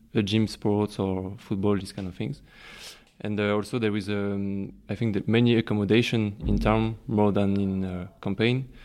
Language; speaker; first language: English; non-native, learner; French